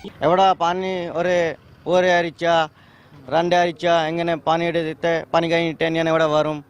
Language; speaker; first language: Malayalam; non-native, learner; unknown